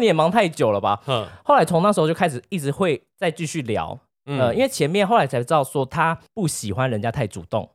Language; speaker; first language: Chinese; native; Chinese